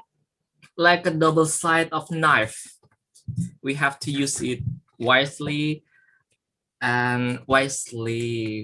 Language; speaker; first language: English; non-native, learner; Indonesian